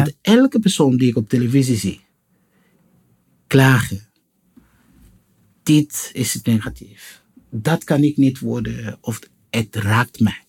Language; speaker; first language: Dutch; non-native, fluent; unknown